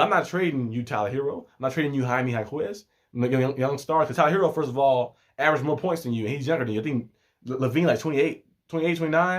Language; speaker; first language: English; native; English